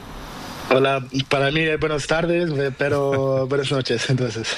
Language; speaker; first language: Spanish; non-native, learner; Portuguese